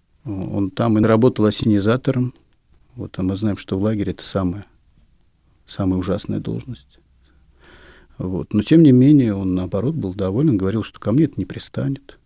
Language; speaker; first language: Russian; native; Russian